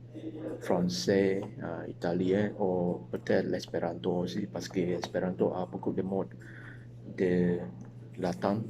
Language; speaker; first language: French; non-native, learner; Chinese